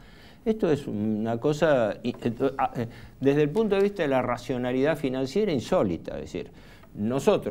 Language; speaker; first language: Spanish; native; Spanish